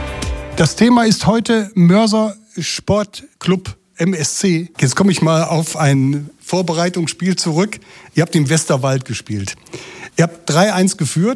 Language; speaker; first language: German; native; German